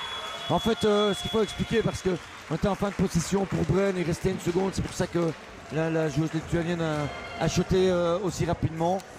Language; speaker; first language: French; native; French